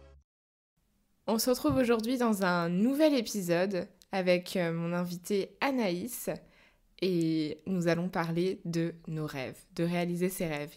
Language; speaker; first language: French; native; French